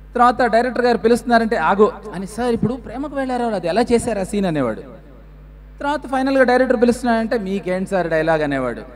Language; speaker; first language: Telugu; native; Telugu